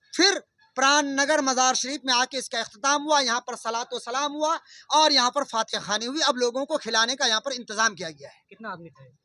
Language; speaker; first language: Urdu; non-native, local second language; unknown